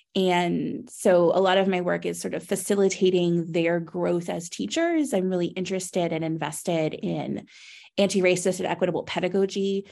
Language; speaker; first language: English; native; English